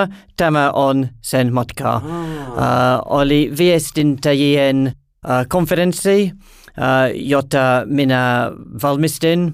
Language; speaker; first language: Finnish; non-native, learner; English